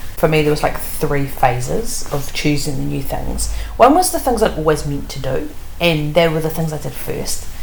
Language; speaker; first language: English; native; English